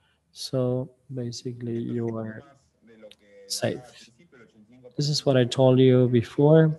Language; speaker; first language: English; non-native, fluent; Spanish